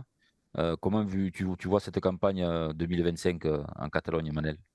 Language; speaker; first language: French; native; French